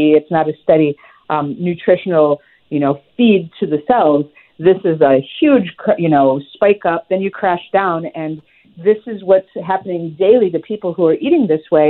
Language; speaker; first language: English; native; English